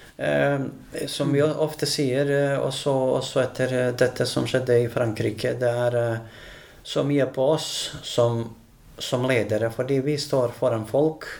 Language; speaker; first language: Norwegian; non-native, fluent; Bosnian